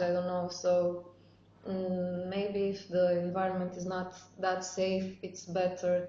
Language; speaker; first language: English; non-native, fluent; Romanian